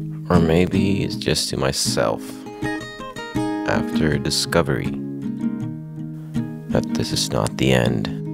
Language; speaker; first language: English; non-native, fluent; Swedish